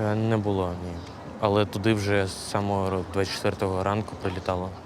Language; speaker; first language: Ukrainian; native; Ukrainian